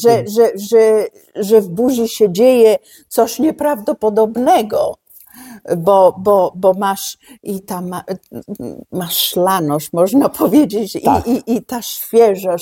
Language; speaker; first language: Polish; non-native, fluent; Italian